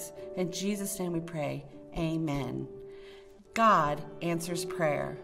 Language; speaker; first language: English; native; English